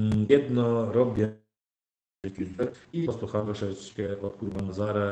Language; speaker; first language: Polish; non-native, learner; Turkmen